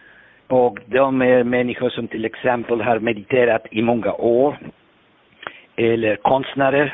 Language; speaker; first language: Swedish; non-native, fluent; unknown